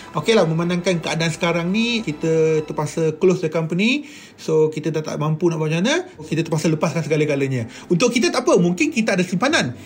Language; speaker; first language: Malay; native; Malay